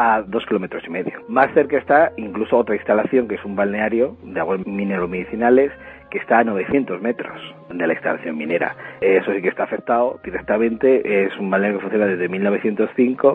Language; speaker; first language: Spanish; native; Spanish